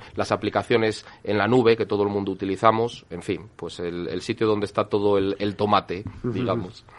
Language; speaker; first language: Spanish; native; Spanish